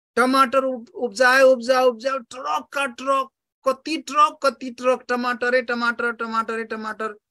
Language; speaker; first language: Nepali; non-native, local second language; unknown